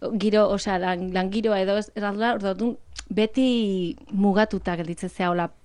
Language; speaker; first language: Basque; non-native, local second language; Spanish